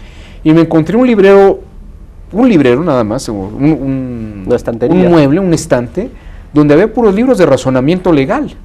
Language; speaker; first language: Spanish; native; Spanish